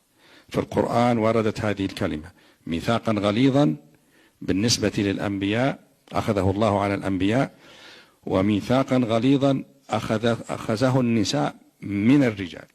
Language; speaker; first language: Arabic; native; Arabic